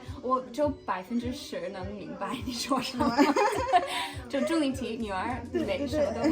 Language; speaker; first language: Chinese; early bilingual, heritage; English